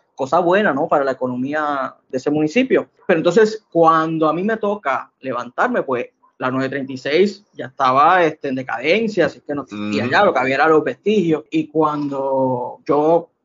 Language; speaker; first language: Spanish; native; Spanish